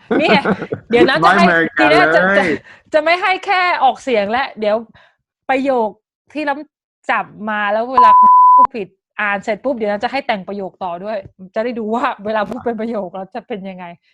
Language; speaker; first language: Thai; native; Thai